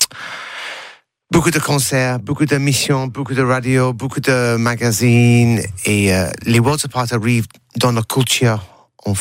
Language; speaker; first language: French; non-native, learner; English